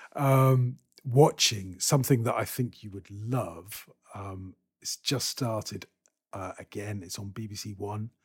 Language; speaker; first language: English; native; English